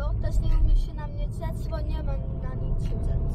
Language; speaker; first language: Polish; early bilingual, heritage; Polish